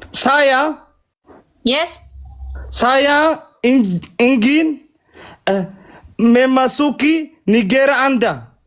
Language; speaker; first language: Indonesian; non-native, learner; Oromo